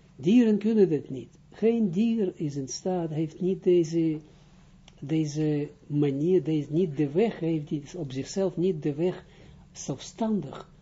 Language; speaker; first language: Dutch; non-native, fluent; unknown